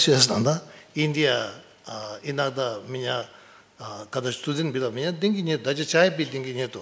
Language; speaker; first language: Russian; non-native, learner; Tibetan